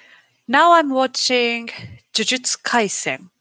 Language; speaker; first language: English; non-native, learner; Japanese